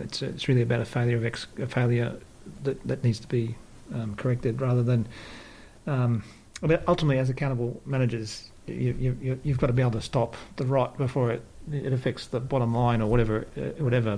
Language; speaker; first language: English; native; English